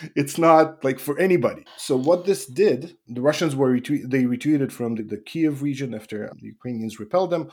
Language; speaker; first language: English; non-native, fluent; Russian